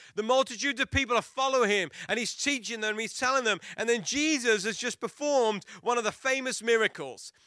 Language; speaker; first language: English; native; English